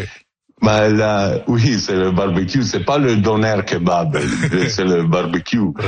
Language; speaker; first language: French; non-native, learner; Italian